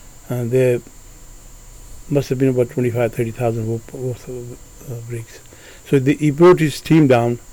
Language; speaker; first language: English; early bilingual, other home language; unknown